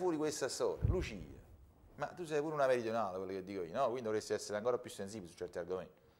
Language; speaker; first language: Italian; native; Italian